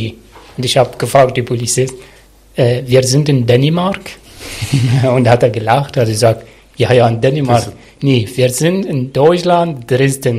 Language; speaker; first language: German; non-native, learner; Arabic